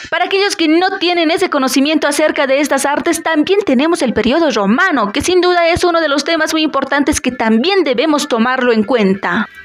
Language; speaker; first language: Spanish; native; Spanish